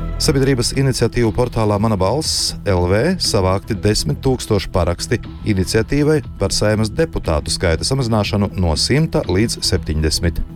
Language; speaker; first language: Latvian; native; Latvian